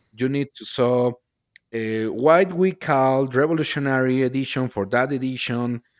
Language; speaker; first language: English; non-native, learner; Spanish